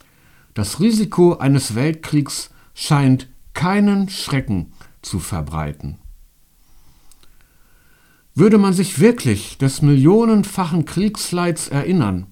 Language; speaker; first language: German; native; German